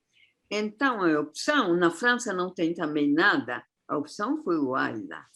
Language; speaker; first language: Portuguese; non-native, fluent; Spanish